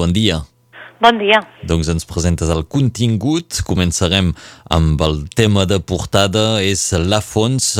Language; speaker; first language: Catalan; native; Catalan